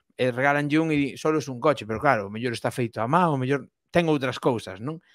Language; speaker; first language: Galician; native; Galician